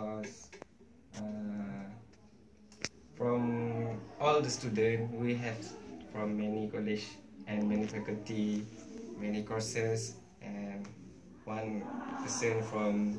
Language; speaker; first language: English; non-native, learner; Malay